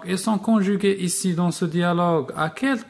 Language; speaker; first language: French; non-native, local second language; Arabic